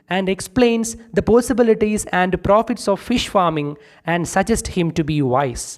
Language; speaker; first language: English; non-native, local second language; Malayalam